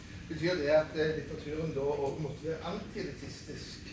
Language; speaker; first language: Norwegian; native; Norwegian